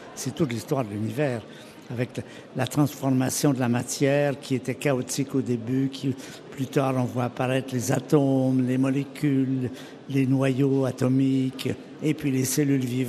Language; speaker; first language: French; native; French